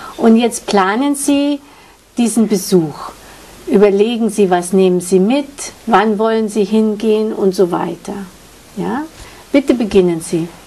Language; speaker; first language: German; native; German